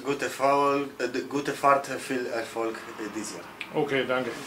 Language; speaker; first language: German; non-native, learner; Polish